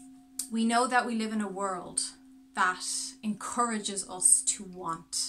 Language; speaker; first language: English; native; English